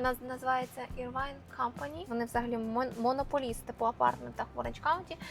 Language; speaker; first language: Ukrainian; native; Ukrainian